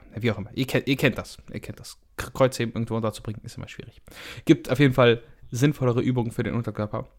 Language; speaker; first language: German; early bilingual, other home language; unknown